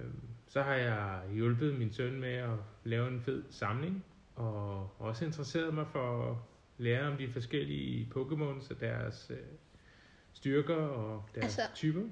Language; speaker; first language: Danish; native; Danish